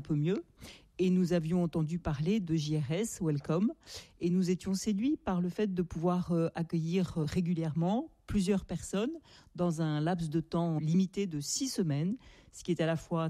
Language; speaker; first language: French; native; French